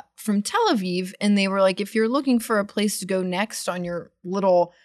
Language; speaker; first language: English; native; English